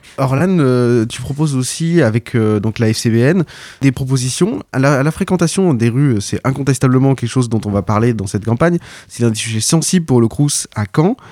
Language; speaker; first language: French; native; French